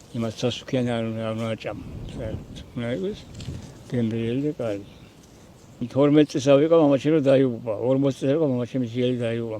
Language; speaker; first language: Georgian; native; Georgian